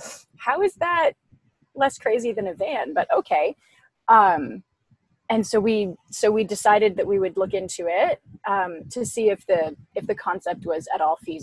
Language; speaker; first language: English; native; English